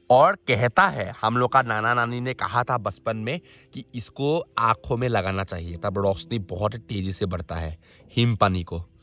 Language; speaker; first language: Hindi; non-native, local second language; Assamese